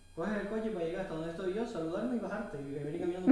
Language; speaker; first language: Spanish; native; Spanish